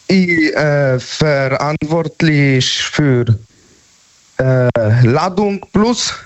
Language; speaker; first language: German; non-native, learner; Polish